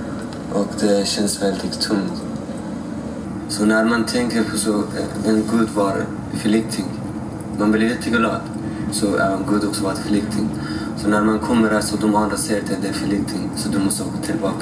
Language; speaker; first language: Swedish; non-native, learner; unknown